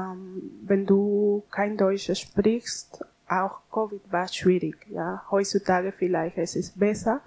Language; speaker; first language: German; non-native, learner; Spanish